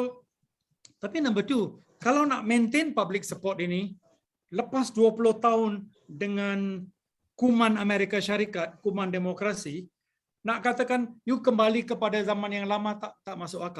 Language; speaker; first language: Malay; non-native, local second language; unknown